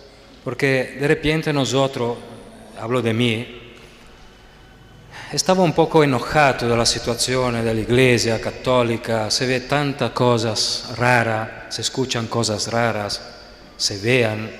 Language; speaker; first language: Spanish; non-native, fluent; Italian